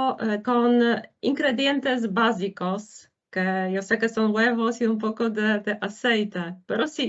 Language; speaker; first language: Spanish; non-native, fluent; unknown